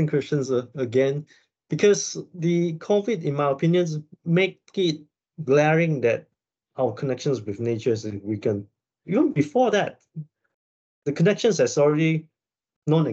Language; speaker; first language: English; non-native, local second language; Chinese